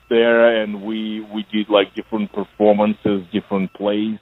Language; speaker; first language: English; non-native, fluent; Ukrainian